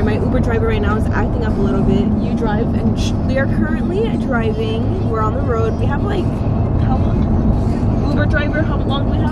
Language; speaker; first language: English; early bilingual, other home language; Spanish